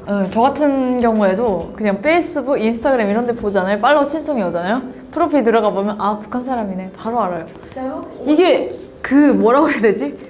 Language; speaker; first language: Korean; native; Korean